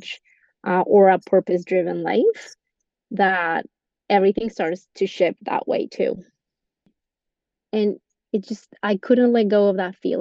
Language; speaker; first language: English; non-native, fluent; Spanish